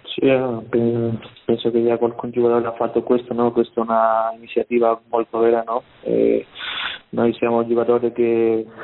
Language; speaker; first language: Italian; non-native, learner; Spanish